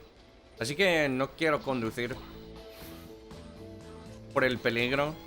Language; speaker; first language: Spanish; non-native, fluent; English